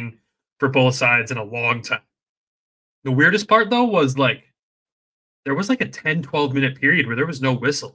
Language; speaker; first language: English; native; English